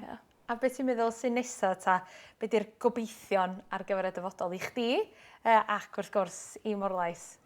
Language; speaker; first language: Welsh; native; Welsh